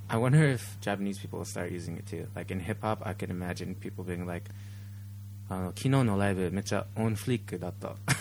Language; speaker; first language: English; native; English